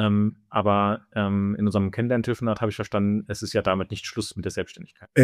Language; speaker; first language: German; native; German